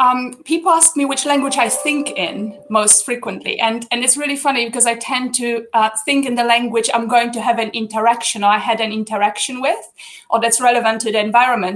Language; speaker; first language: English; non-native, fluent; Polish